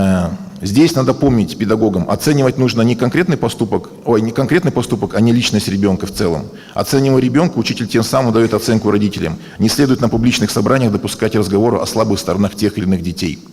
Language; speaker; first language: Russian; native; Russian